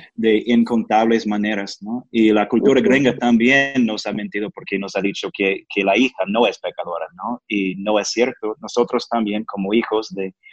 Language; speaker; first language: Spanish; non-native, fluent; English